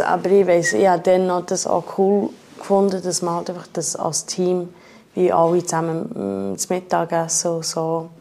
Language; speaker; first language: German; early bilingual, heritage; German